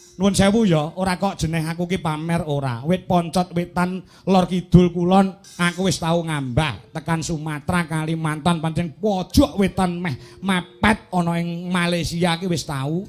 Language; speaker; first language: Javanese; native; Javanese